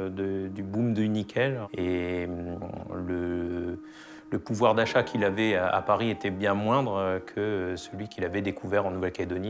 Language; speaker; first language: French; native; French